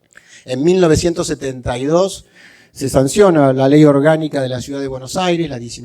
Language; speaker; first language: Spanish; native; Spanish